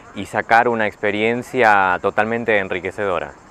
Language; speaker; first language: Spanish; native; Spanish